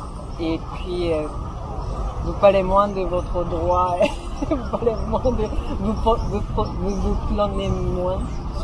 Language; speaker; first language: French; non-native, fluent; Japanese